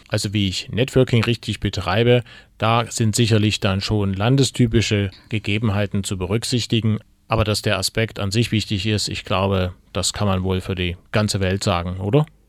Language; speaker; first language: German; native; German